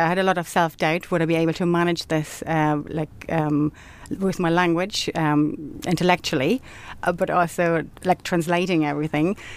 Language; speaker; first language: English; non-native, fluent; German